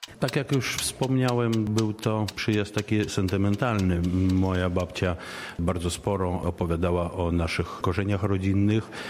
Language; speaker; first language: Polish; early bilingual, heritage; Polish